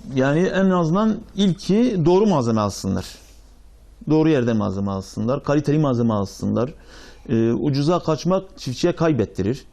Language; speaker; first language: Turkish; native; Turkish